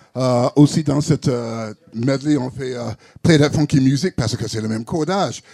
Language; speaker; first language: French; non-native, learner; English